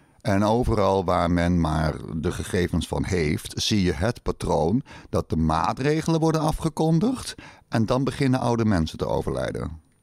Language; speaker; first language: Dutch; native; Dutch